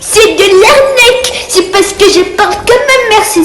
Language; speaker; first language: French; native; French